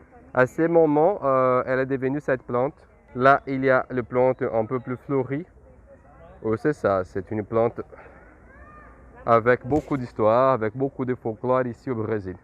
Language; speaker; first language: French; non-native, fluent; Portuguese